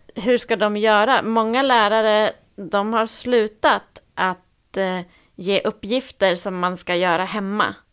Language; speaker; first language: Swedish; native; Swedish